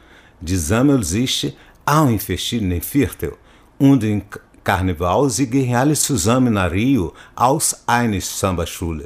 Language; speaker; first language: German; non-native, learner; Portuguese